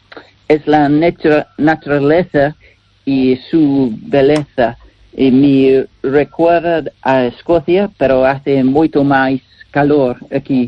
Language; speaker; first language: Spanish; non-native, learner; English